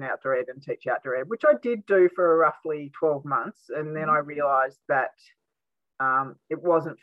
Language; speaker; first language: English; native; English